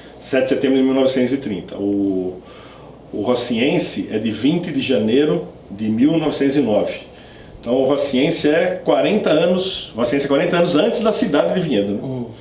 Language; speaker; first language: Portuguese; native; Portuguese